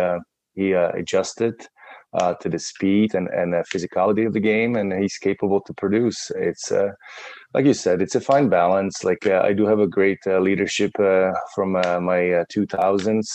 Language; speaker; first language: English; non-native, fluent; Czech